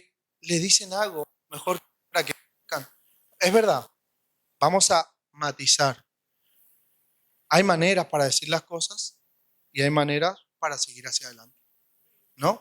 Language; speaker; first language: Spanish; native; Spanish